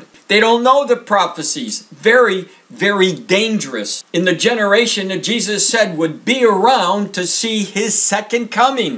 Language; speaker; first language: English; native; English